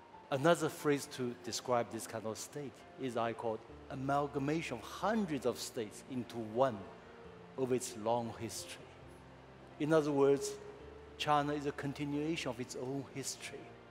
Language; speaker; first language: English; non-native, fluent; Chinese